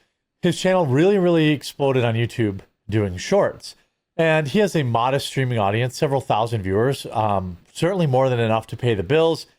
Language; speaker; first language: English; native; English